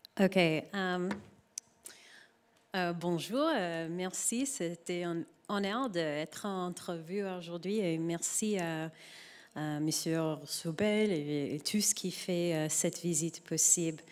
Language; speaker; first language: French; non-native, learner; English